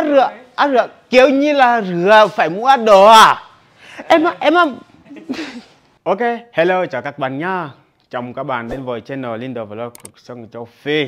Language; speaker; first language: Vietnamese; non-native, learner; Portuguese